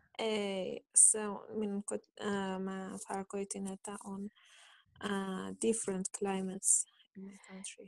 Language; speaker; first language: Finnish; non-native, learner; Urdu